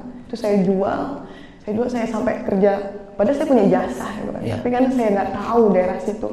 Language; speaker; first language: Indonesian; native; Indonesian